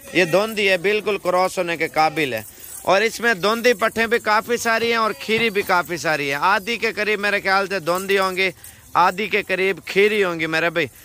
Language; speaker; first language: Urdu; non-native, local second language; Punjabi